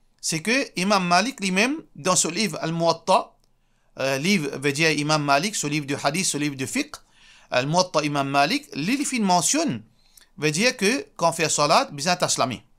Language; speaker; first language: French; non-native, local second language; Morisyen